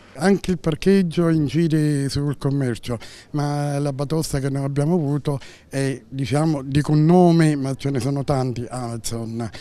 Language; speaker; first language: Italian; native; Italian